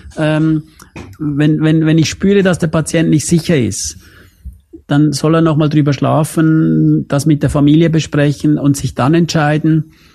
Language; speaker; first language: German; native; German